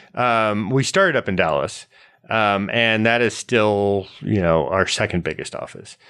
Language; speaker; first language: English; native; English